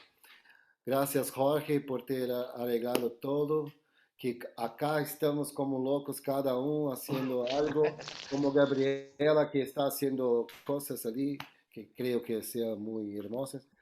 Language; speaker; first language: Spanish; non-native, learner; Portuguese